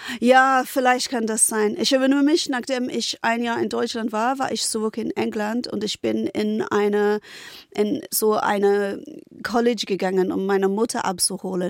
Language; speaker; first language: German; non-native, fluent; English